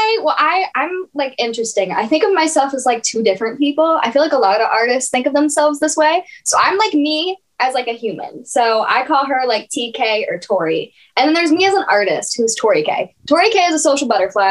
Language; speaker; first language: English; native; English